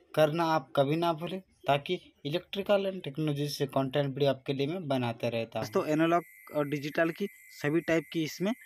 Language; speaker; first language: Hindi; non-native, local second language; Odia